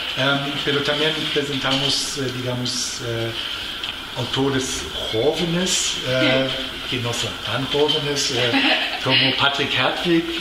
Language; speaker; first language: Spanish; non-native, fluent; German